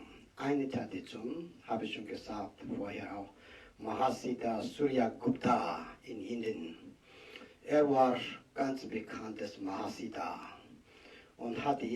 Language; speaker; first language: German; non-native, learner; Tibetan